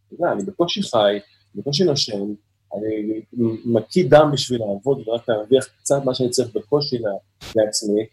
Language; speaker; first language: Hebrew; native; Hebrew